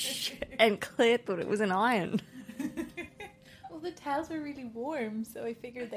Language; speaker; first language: English; native; English